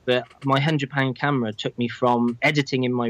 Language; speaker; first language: English; native; English